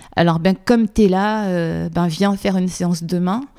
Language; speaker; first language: French; native; French